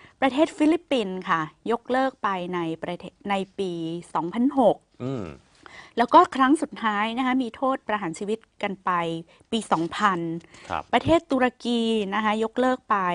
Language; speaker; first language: Thai; native; Thai